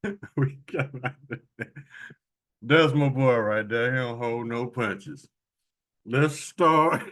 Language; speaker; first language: English; native; English